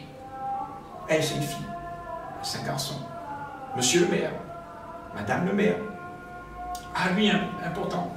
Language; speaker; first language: French; native; French